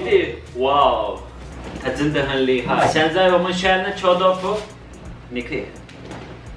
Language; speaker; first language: Chinese; non-native, learner; Turkish